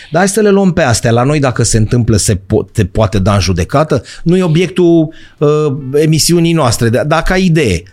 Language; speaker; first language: Romanian; native; Romanian